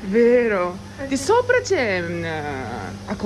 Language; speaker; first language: Italian; non-native, learner; Japanese